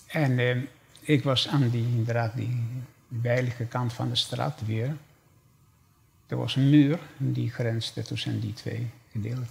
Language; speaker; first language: Dutch; non-native, fluent; Polish